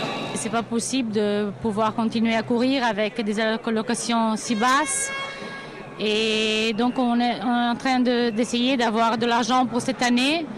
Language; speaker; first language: French; non-native, fluent; Italian